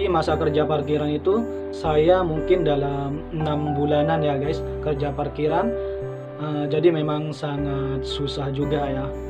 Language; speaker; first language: Indonesian; non-native, local second language; Madurese